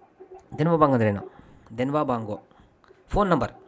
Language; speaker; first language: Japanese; non-native, fluent; Kannada